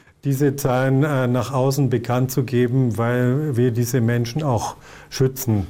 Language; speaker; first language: German; non-native, fluent; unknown